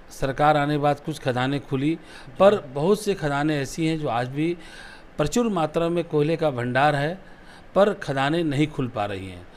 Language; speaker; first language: Hindi; native; Hindi